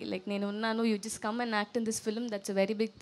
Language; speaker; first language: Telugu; non-native, learner; Tamil